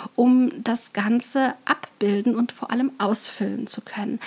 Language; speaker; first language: German; native; German